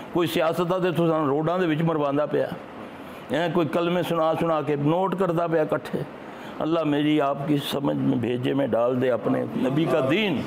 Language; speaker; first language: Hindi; non-native, local second language; Punjabi